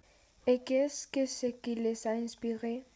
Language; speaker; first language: French; non-native, learner; Spanish